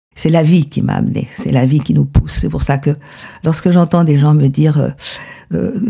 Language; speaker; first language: French; non-native, fluent; Spanish